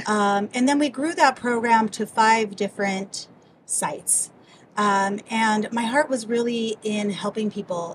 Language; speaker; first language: English; early bilingual, other home language; Spanish